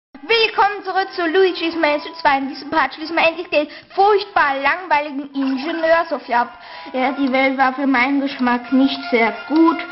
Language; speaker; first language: German; native; German